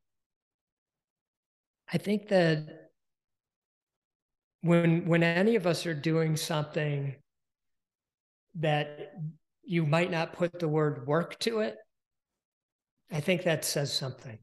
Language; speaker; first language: English; native; English